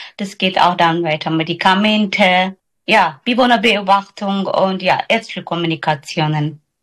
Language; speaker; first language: German; non-native, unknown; Somali